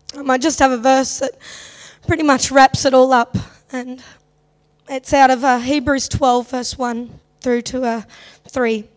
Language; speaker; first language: English; native; English